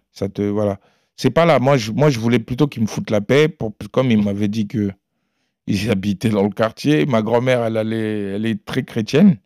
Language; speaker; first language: French; early bilingual, other home language; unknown